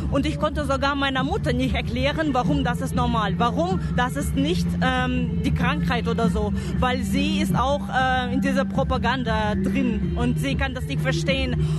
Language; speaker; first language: German; non-native, fluent; Russian